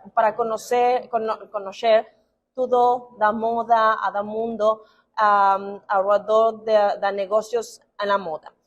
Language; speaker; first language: Portuguese; non-native, learner; Spanish